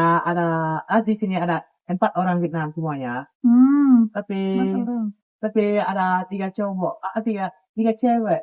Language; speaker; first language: Indonesian; non-native, learner; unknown